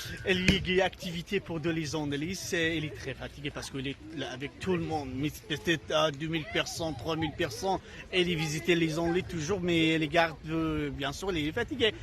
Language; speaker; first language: French; non-native, learner; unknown